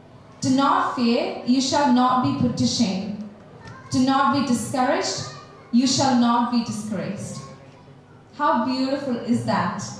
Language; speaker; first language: English; native; English